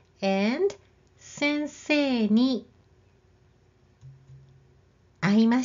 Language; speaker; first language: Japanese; non-native, learner; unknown